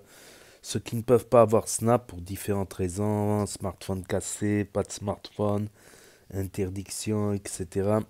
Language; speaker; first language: French; native; French